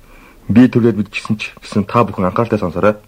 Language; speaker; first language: Mongolian; native; Mongolian